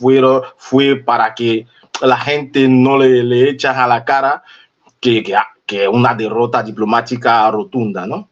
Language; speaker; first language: Spanish; non-native, fluent; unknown